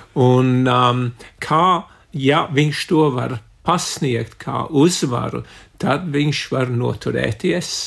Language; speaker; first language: Latvian; early bilingual, heritage; Latvian